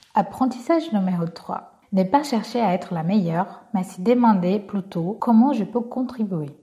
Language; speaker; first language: French; non-native, fluent; Portuguese